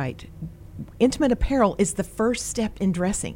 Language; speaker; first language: English; native; English